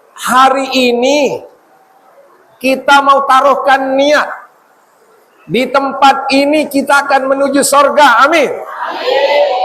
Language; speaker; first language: Indonesian; non-native, local second language; Sasak